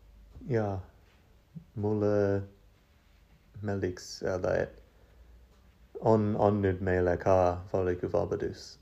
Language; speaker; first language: Estonian; non-native, learner; English